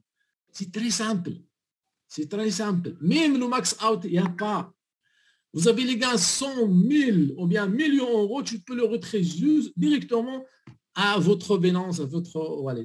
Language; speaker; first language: French; non-native, learner; Arabic